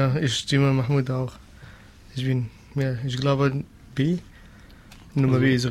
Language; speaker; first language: German; non-native, learner; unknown